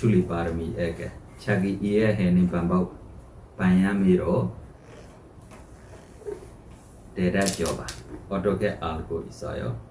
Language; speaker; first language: Korean; non-native, fluent; Burmese